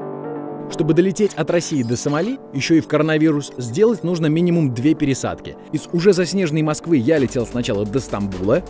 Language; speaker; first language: Russian; native; Russian